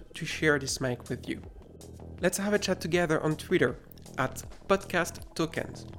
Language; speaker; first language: English; non-native, fluent; French